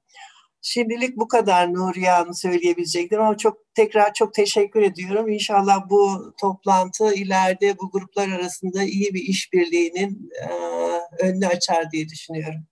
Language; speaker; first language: Turkish; native; Turkish